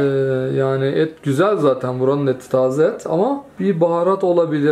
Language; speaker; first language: Turkish; native; Turkish